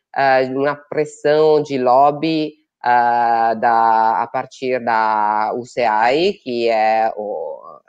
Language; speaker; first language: Portuguese; non-native, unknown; Italian